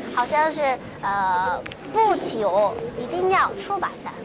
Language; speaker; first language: Chinese; non-native, learner; Korean